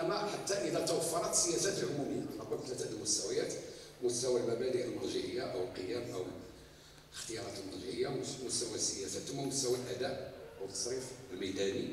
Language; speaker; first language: Arabic; native; Arabic